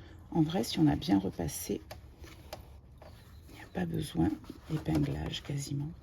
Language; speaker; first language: French; native; French